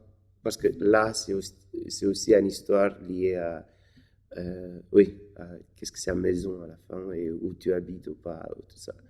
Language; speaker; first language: French; non-native, fluent; Romanian